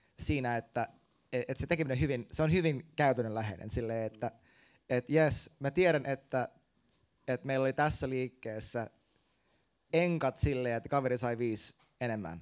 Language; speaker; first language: Finnish; native; Finnish